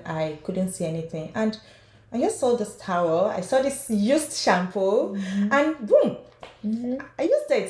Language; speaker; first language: English; non-native, local second language; Yoruba